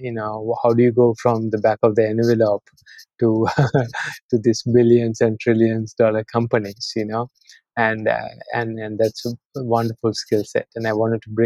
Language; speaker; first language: English; non-native, local second language; Sinhala